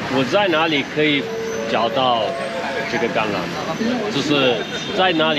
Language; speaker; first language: Chinese; non-native, learner; English